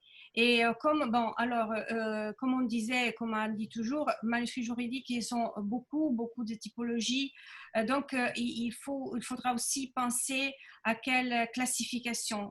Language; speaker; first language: French; non-native, fluent; Italian